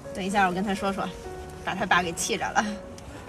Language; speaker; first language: Chinese; native; Chinese